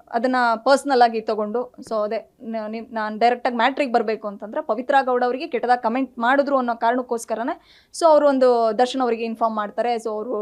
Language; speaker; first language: Kannada; native; Kannada